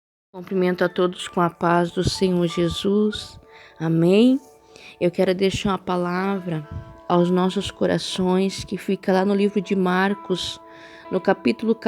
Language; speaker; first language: Portuguese; native; Portuguese